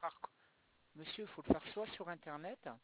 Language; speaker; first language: French; native; French